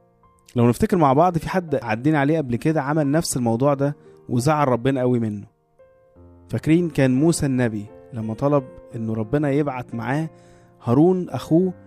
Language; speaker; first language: Arabic; native; Arabic